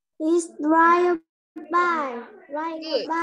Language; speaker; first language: English; non-native, learner; Vietnamese